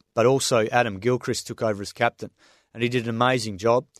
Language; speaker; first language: English; native; English